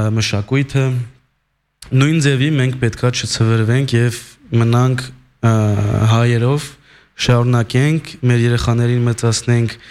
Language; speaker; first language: Armenian; early bilingual, heritage; Armenian